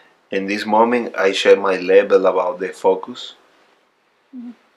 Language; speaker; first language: English; non-native, learner; Spanish